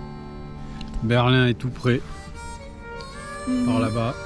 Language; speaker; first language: French; native; French